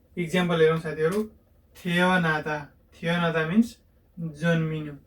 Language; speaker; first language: Nepali; native; Nepali